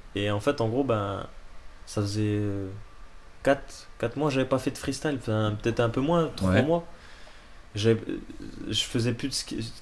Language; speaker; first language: French; native; French